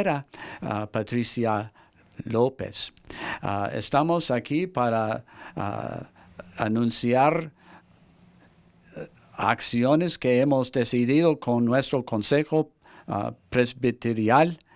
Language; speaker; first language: Spanish; non-native, fluent; English